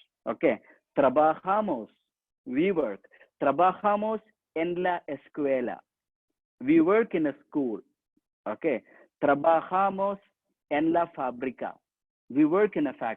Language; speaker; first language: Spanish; non-native, fluent; Malayalam